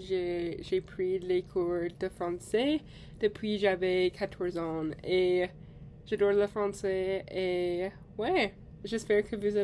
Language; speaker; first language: French; non-native, learner; English